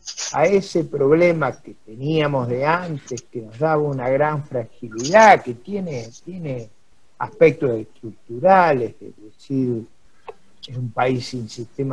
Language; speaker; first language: Spanish; native; Spanish